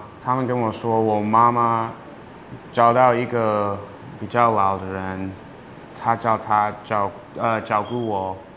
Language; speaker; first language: Chinese; early bilingual, heritage; English